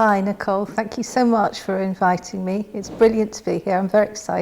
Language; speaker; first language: English; native; English